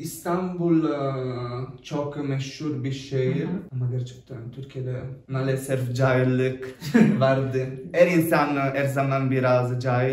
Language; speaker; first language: Turkish; non-native, learner; Italian